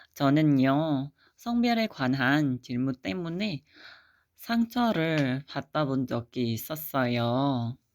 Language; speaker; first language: Korean; non-native, fluent; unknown